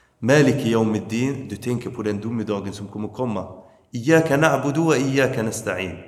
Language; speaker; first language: Swedish; early bilingual, other home language; Arabic